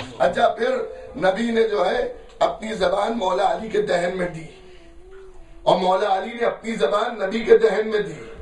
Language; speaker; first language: Urdu; native; Urdu